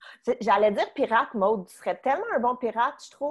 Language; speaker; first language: French; native; French